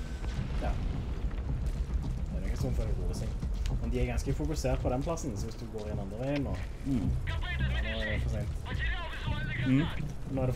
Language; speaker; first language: Norwegian; native; Norwegian